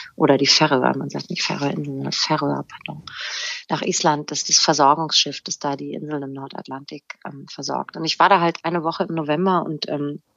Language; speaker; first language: German; native; German